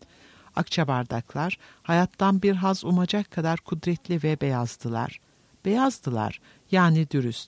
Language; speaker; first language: Turkish; native; Turkish